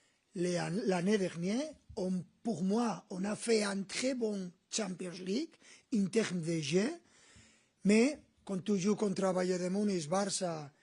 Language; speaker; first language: French; non-native, learner; Spanish